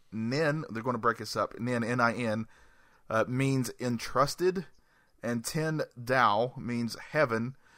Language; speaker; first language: English; native; English